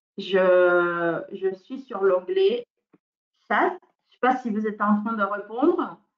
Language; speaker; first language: French; non-native, fluent; Spanish